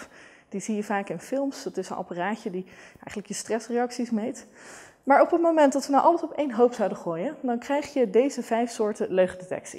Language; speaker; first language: Dutch; native; Dutch